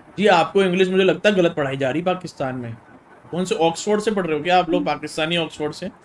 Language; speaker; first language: Hindi; native; Hindi